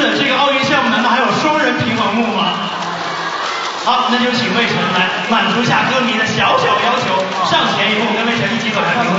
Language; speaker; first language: Chinese; native; Chinese